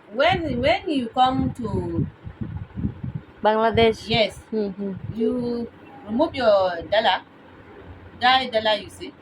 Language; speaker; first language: English; non-native, local second language; Hausa